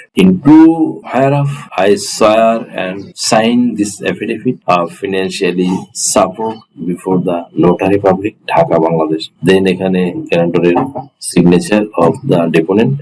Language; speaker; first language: English; non-native, local second language; Bangla